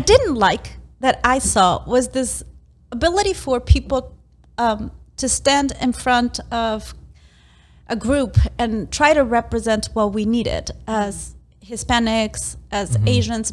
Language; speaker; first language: English; non-native, fluent; Spanish